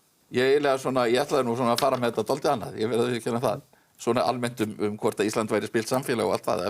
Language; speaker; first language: Icelandic; native; Icelandic